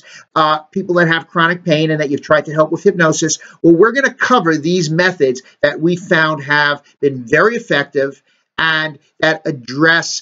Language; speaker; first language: English; native; English